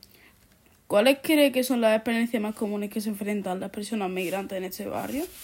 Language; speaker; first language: Spanish; native; Spanish